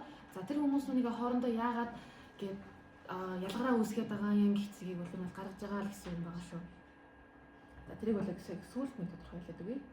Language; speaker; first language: Mongolian; native; Mongolian